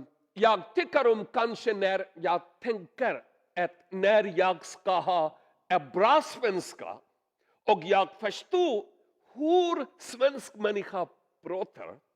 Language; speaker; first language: Swedish; non-native, learner; Urdu